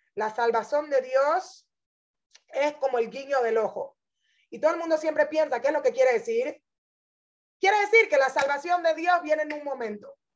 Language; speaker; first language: Spanish; native; Spanish